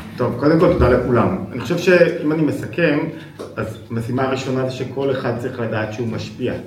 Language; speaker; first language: Hebrew; native; Hebrew